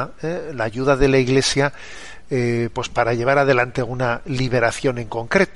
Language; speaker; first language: Spanish; native; Spanish